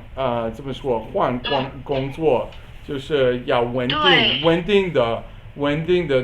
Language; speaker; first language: Chinese; non-native, learner; English